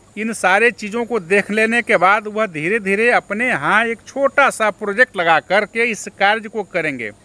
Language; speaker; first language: Hindi; native; Hindi